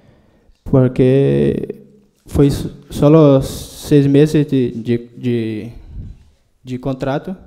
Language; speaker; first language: Spanish; non-native, learner; Portuguese